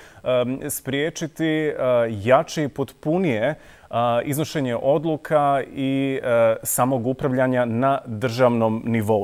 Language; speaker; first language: Serbian; native; Serbian